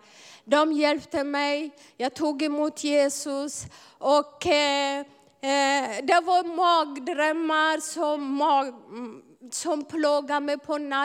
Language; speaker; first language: Swedish; non-native, fluent; Amharic